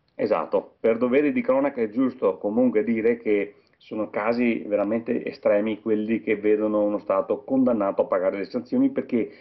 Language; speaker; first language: Italian; native; Italian